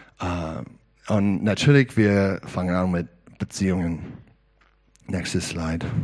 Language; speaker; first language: German; non-native, learner; English